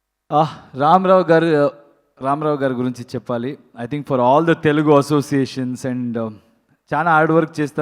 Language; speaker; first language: Telugu; non-native, learner; Kannada